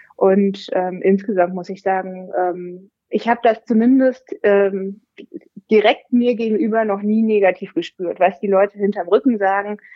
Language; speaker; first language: German; native; German